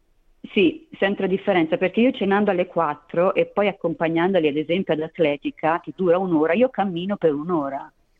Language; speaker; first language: Italian; native; Italian